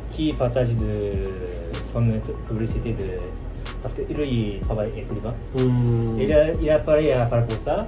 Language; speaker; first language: French; non-native, learner; Japanese